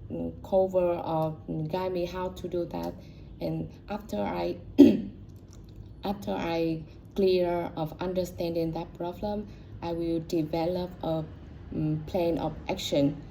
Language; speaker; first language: English; non-native, learner; Vietnamese